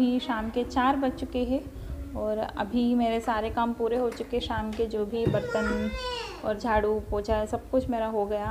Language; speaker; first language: Hindi; native; Hindi